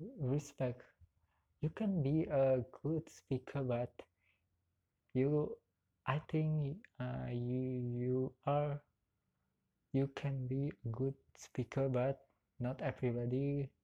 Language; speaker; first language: English; non-native, learner; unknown